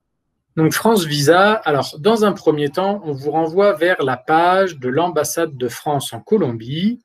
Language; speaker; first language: French; native; French